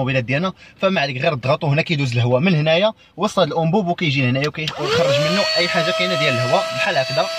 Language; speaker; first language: Arabic; native; Arabic